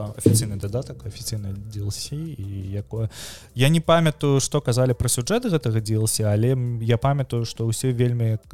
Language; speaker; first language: Belarusian; native; Belarusian